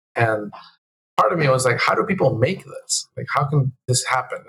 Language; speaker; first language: English; early bilingual, other home language; Spanish